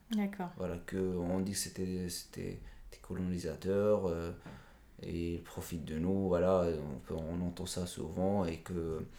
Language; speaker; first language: French; non-native, local second language; Arabic